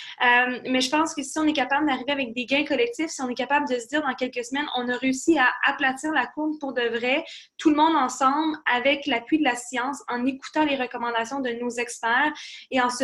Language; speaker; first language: French; native; French